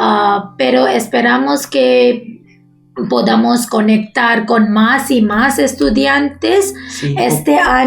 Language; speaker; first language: Spanish; non-native, learner; Bangla